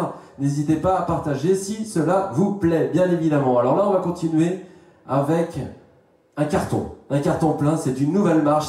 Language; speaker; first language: French; native; French